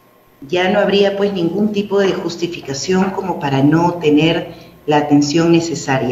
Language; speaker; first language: Spanish; native; Spanish